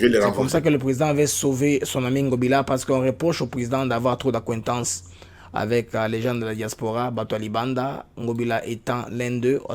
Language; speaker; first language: French; non-native, local second language; Lingala